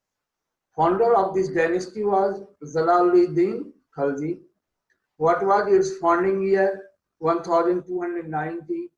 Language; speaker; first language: English; non-native, local second language; Hindi